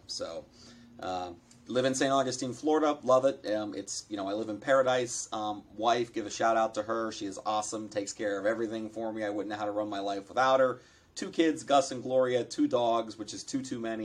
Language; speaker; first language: English; native; English